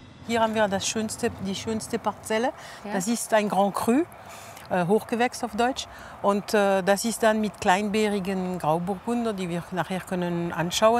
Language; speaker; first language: German; non-native, fluent; French